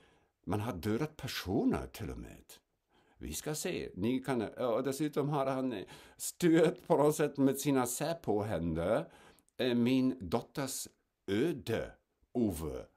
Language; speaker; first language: Swedish; non-native, fluent; German